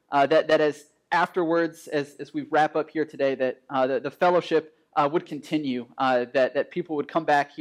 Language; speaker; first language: English; native; English